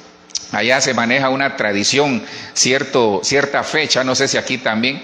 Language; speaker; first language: Spanish; native; Spanish